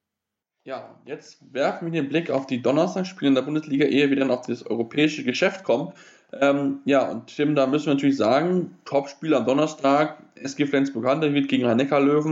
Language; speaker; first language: German; native; German